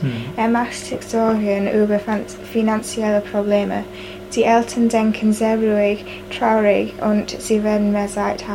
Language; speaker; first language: German; non-native, learner; English